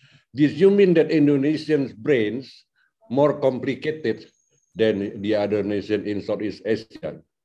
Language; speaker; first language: English; non-native, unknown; Indonesian